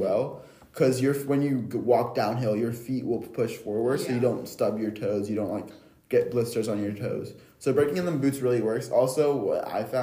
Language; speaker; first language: English; native; English